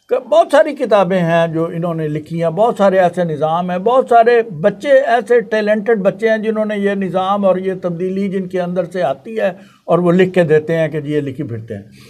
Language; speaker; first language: Urdu; non-native, local second language; Punjabi